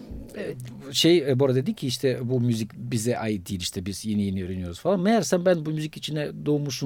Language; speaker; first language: Turkish; non-native, fluent; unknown